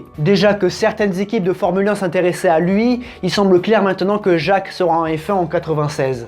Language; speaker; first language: French; native; French